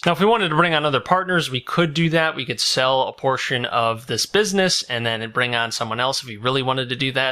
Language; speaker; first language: English; native; English